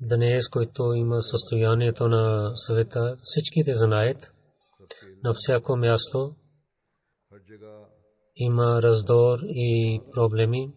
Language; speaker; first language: Bulgarian; non-native, learner; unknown